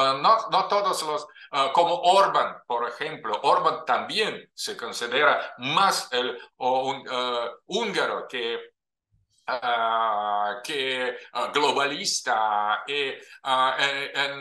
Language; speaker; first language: Spanish; non-native, fluent; Russian